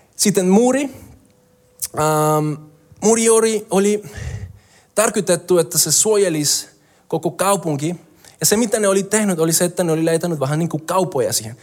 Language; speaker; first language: Finnish; non-native, fluent; Spanish